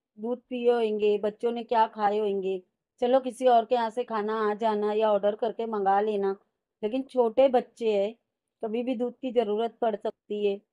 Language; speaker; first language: Hindi; native; Hindi